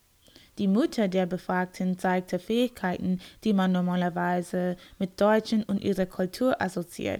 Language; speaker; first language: German; non-native, learner; English